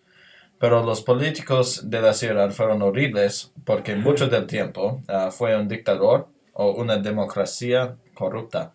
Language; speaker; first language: Spanish; non-native, learner; English